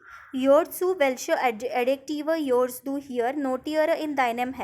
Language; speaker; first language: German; non-native, fluent; Marathi